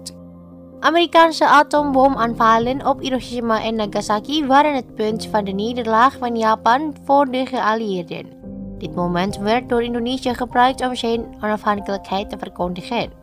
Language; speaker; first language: Dutch; non-native, fluent; Indonesian